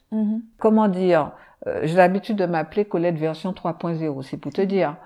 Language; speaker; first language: French; native; French